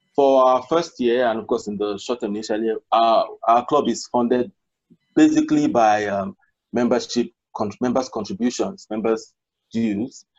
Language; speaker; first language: English; non-native, local second language; Yoruba